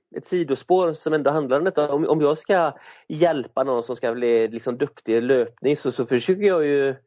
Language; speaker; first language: Swedish; native; Swedish